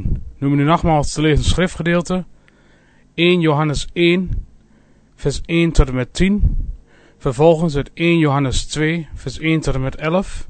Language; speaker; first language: Dutch; native; Dutch